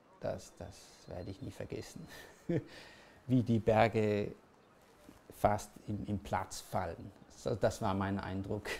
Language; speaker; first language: German; non-native, fluent; Danish